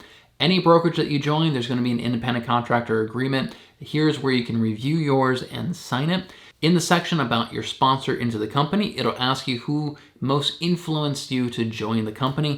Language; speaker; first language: English; native; English